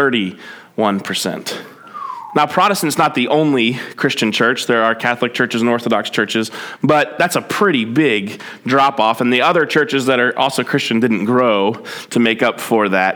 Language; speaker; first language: English; native; English